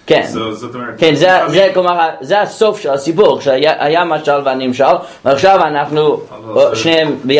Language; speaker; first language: Hebrew; non-native, fluent; English